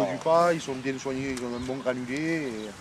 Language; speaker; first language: French; native; French